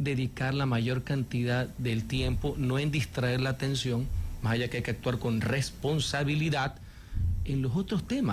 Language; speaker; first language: Spanish; native; Spanish